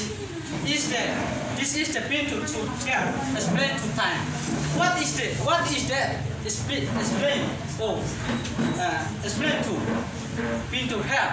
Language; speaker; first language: English; non-native, learner; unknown